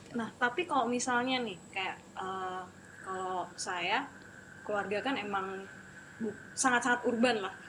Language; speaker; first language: Indonesian; native; Indonesian